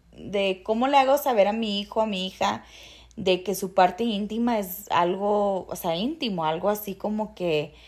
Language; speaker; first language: Spanish; early bilingual, heritage; Spanish